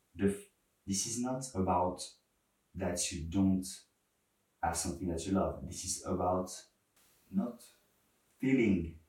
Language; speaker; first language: English; non-native, fluent; French